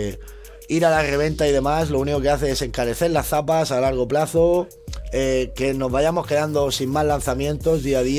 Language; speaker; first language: Spanish; native; Spanish